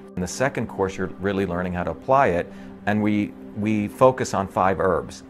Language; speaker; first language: English; non-native, local second language; Tamil